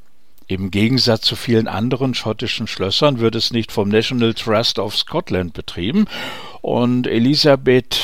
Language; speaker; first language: German; native; German